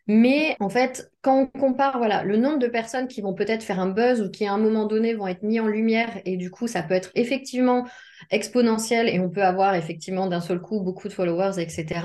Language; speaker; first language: French; native; French